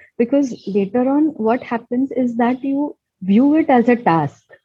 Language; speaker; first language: English; non-native, local second language; Marathi